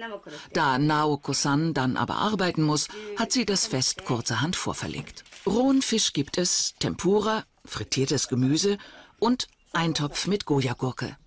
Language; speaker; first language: German; native; German